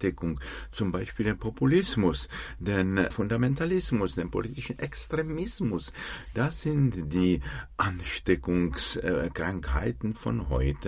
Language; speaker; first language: German; non-native, fluent; Czech